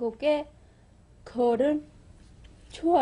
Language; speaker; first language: Korean; non-native, learner; Vietnamese